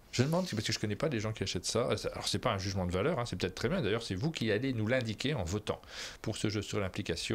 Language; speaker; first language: French; native; French